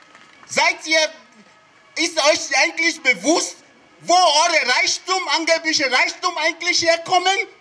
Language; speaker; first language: German; non-native, fluent; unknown